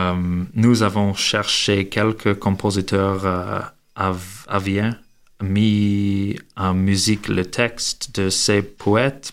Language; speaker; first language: French; non-native, learner; English